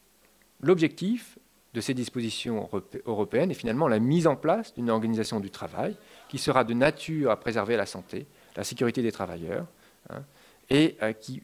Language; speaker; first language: French; native; French